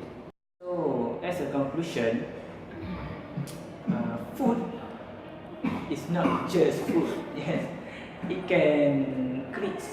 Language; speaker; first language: English; non-native, learner; Malay